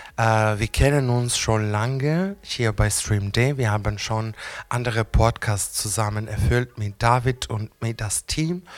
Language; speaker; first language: German; non-native, learner; Greek